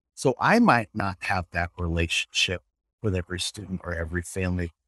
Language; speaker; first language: English; native; English